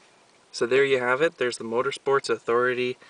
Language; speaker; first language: English; native; English